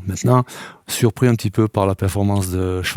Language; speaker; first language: French; native; French